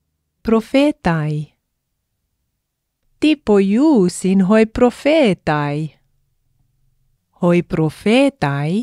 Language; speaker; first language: Greek; non-native, fluent; English